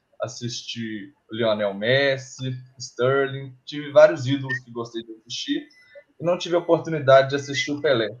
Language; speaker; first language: Portuguese; native; Portuguese